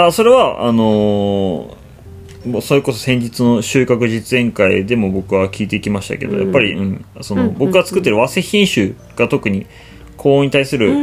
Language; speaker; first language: Japanese; native; Japanese